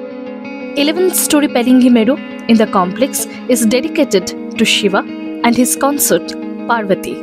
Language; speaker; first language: English; non-native, local second language; Bangla